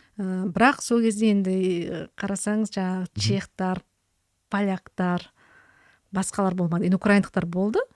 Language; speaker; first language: Kazakh; early bilingual, heritage; Kazakh